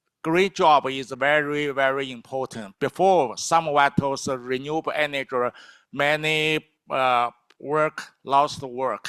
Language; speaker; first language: English; non-native, learner; Chinese